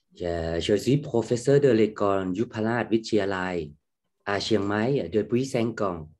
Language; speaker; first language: French; non-native, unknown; Thai